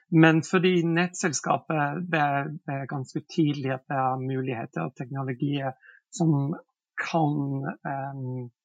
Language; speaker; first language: Norwegian; non-native, fluent; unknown